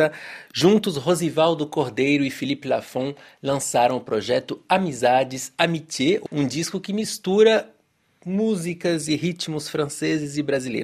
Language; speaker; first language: Portuguese; native; Portuguese